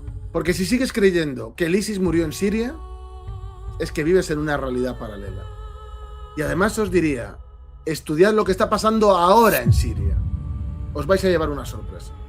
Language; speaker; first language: Spanish; native; Spanish